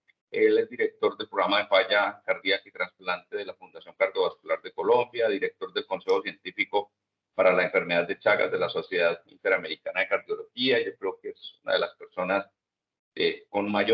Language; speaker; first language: Spanish; native; Spanish